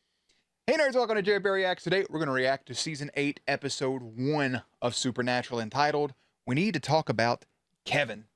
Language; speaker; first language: English; native; English